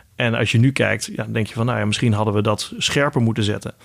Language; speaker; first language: Dutch; native; Dutch